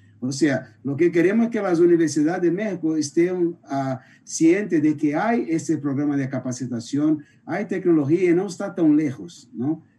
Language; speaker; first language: Spanish; non-native, fluent; Portuguese